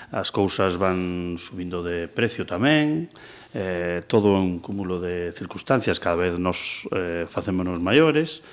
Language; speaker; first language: Galician; native; Galician